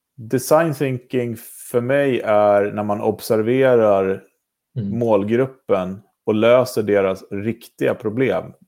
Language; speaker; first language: Swedish; native; Swedish